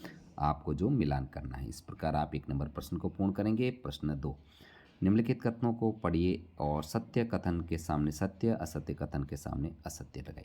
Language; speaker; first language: Hindi; native; Hindi